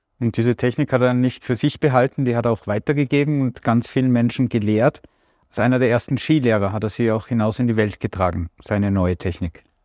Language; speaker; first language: German; native; German